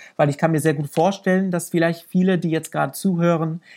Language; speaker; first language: German; non-native, fluent; English